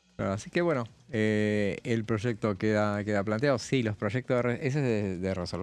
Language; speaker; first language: Spanish; native; Spanish